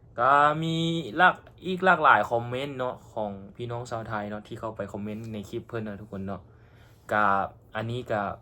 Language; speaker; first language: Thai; non-native, local second language; Northeastern Thai